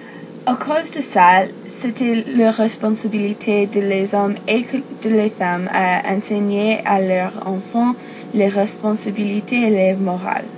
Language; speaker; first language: French; non-native, learner; English